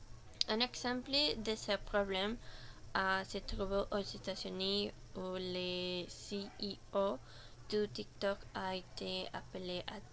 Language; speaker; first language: French; non-native, learner; Spanish